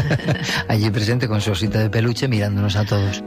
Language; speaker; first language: Spanish; native; Spanish